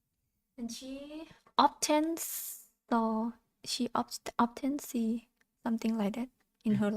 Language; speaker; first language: English; non-native, learner; Thai